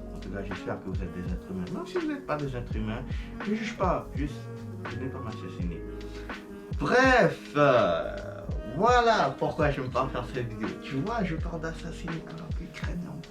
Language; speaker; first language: French; non-native, fluent; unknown